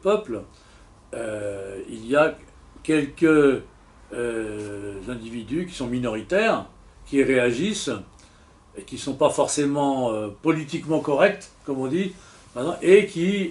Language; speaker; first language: French; native; French